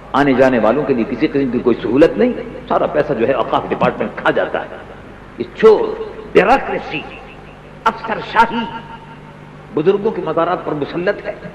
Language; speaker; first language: Urdu; native; Urdu